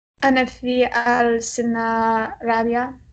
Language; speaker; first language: Arabic; non-native, learner; English